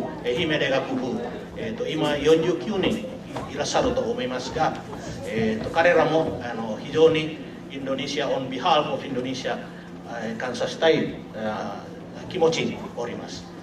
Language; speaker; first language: Japanese; non-native, learner; Indonesian